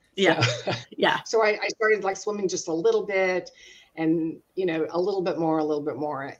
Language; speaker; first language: English; native; English